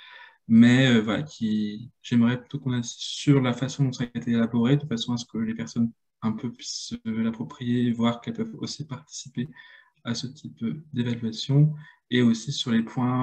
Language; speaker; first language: French; native; French